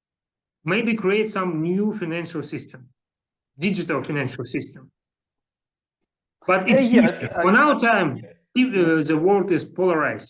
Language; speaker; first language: English; non-native, learner; Russian